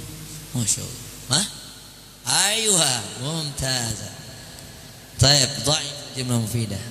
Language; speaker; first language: Arabic; non-native, fluent; Indonesian